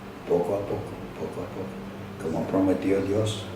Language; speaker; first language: Spanish; non-native, fluent; English